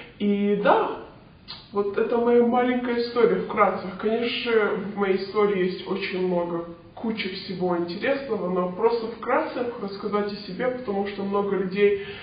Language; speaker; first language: Russian; native; Russian